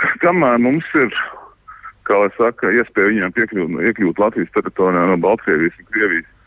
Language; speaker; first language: Latvian; native; Latvian